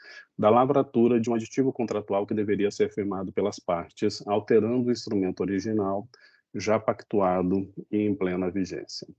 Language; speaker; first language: Portuguese; native; Portuguese